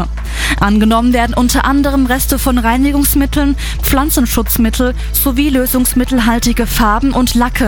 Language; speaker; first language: German; native; German